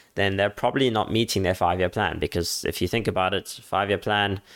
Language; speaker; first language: English; native; English